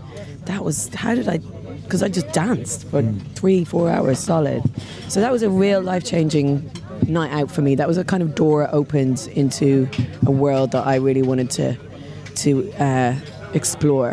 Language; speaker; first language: English; native; English